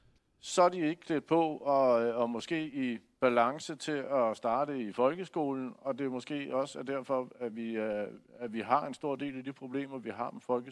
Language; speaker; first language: Danish; native; Danish